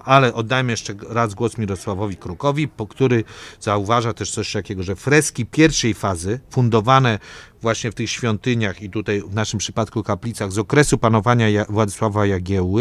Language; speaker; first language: Polish; native; Polish